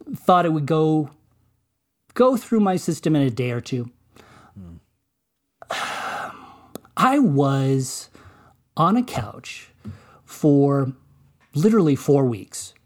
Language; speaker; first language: English; native; English